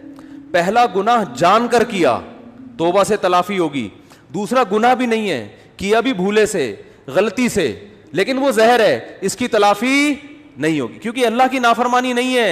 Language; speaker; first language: Urdu; native; Urdu